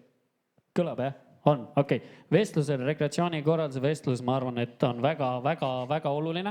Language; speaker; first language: Estonian; native; Estonian